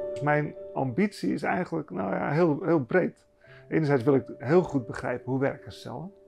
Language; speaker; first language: Dutch; native; Dutch